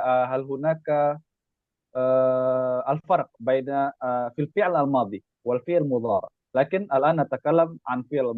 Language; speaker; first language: Arabic; non-native, fluent; Indonesian